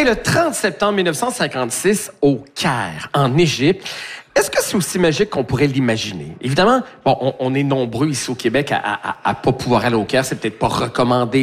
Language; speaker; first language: French; native; French